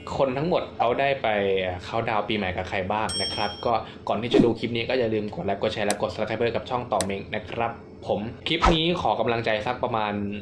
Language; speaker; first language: Thai; native; Thai